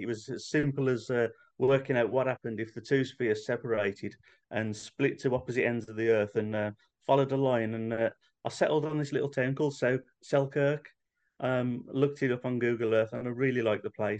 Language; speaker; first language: English; native; English